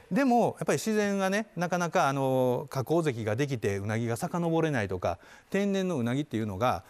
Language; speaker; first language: Japanese; native; Japanese